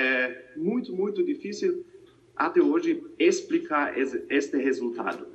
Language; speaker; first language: Portuguese; non-native, fluent; German